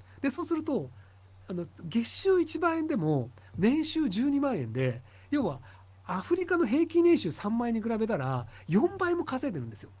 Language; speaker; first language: Japanese; native; Japanese